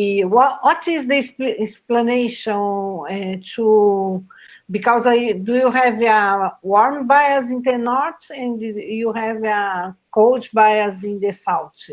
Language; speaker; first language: English; non-native, fluent; Portuguese